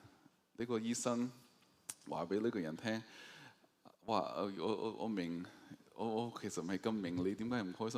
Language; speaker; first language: Cantonese; early bilingual, heritage; Cantonese